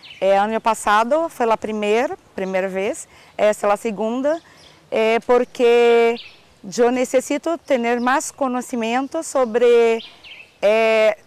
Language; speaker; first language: Portuguese; non-native, learner; Spanish